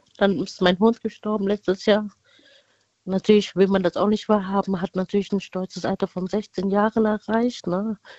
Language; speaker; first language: German; early bilingual, other home language; Vietnamese